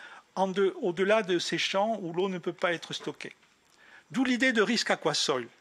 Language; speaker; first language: French; native; French